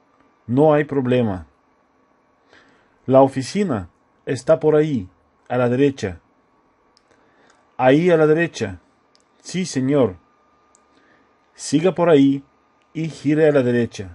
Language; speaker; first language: Spanish; non-native, fluent; Russian